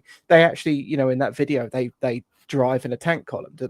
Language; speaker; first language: English; native; English